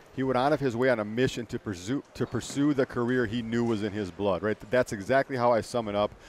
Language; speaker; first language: English; native; English